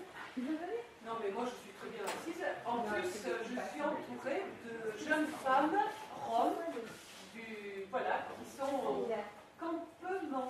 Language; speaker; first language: French; native; French